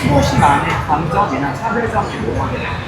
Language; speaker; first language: Korean; non-native, fluent; Thai